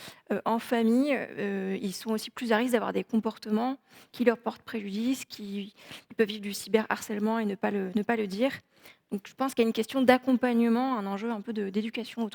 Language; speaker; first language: French; native; French